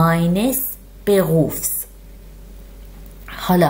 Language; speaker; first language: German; non-native, fluent; Persian